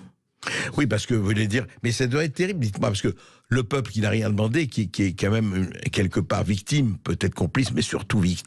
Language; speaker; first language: French; native; French